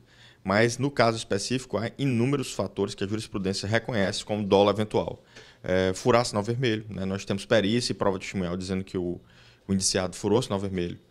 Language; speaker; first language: Portuguese; native; Portuguese